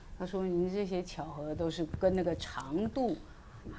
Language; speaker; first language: Chinese; native; Chinese